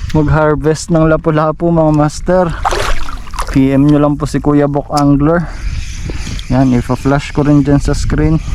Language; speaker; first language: Filipino; native; Filipino